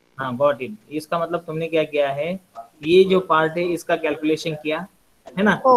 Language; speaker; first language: Hindi; non-native, local second language; Marathi